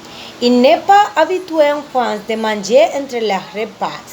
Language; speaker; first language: French; non-native, learner; Spanish